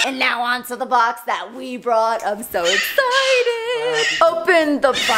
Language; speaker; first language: English; native; English